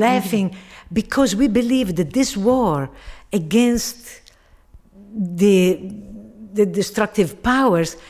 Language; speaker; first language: English; non-native, fluent; Italian